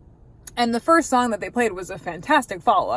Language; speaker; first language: English; native; English